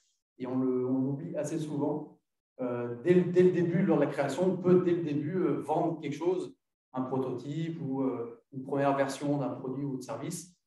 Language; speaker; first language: French; native; French